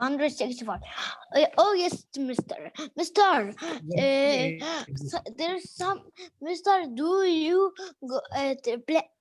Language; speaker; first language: English; non-native, learner; Arabic